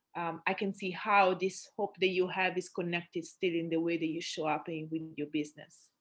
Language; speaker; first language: English; non-native, fluent; Italian